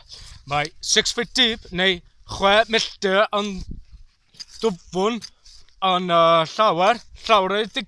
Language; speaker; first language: Welsh; non-native, learner; English